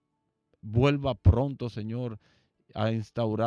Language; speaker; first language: Spanish; native; Spanish